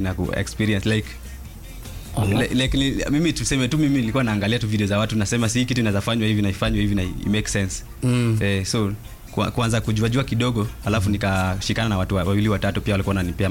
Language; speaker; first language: Swahili; non-native, local second language; Luo (Kenya and Tanzania)